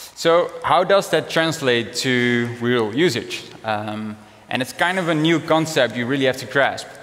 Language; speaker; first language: English; non-native, fluent; Dutch